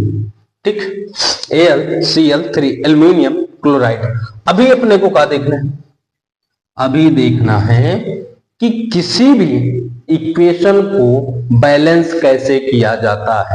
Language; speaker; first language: Hindi; native; Hindi